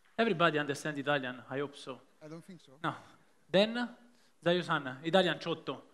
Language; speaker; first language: English; non-native, fluent; Italian